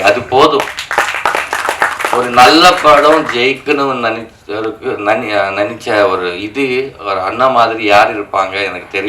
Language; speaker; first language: Tamil; non-native, learner; Telugu